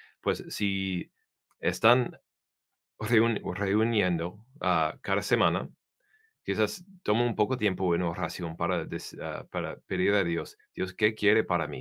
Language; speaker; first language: Spanish; non-native, learner; English